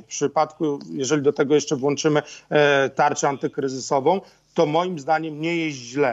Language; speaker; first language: Polish; native; Polish